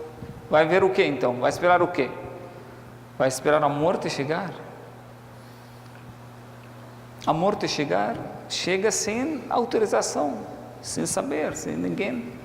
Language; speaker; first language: Portuguese; non-native, fluent; Arabic